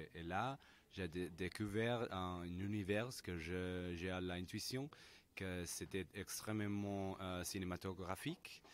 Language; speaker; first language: French; non-native, learner; Spanish